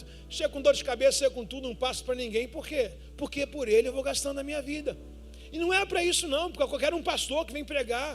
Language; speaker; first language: Portuguese; native; Portuguese